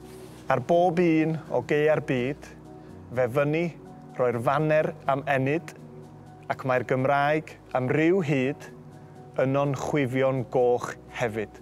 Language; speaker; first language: Welsh; native; Welsh